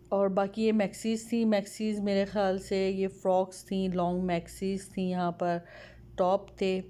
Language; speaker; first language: Urdu; native; Urdu